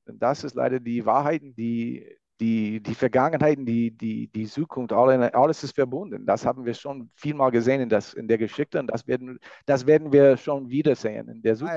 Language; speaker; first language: German; non-native, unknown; English